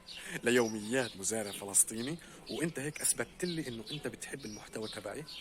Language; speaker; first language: Arabic; native; Arabic